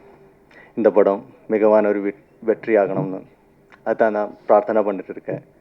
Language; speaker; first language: Tamil; non-native, fluent; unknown